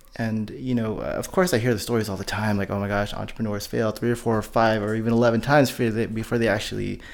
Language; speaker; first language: English; early bilingual, other home language; Filipino